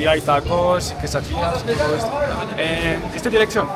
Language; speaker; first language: Spanish; non-native, learner; French